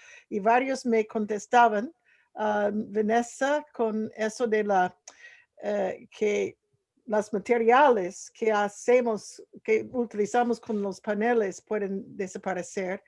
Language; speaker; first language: Spanish; non-native, fluent; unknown